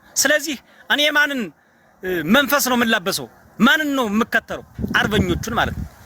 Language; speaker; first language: Amharic; native; Amharic